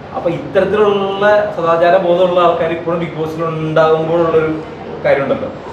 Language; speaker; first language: Malayalam; native; Malayalam